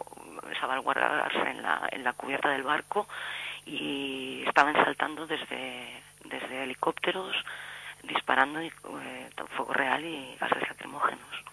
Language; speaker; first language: Spanish; native; Spanish